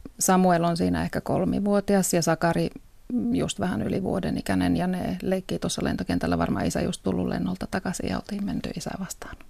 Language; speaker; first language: Finnish; early bilingual, heritage; Finnish